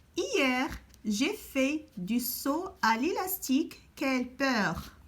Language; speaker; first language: French; non-native, local second language; Arabic